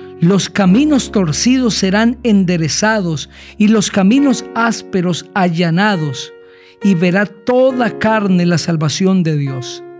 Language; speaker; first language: Spanish; native; Spanish